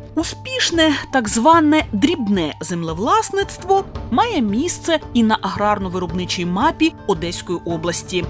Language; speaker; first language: Ukrainian; native; Ukrainian